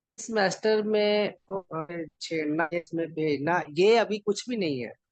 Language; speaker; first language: Urdu; non-native, local second language; Punjabi